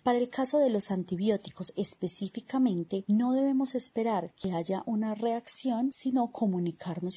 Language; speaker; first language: Spanish; native; Spanish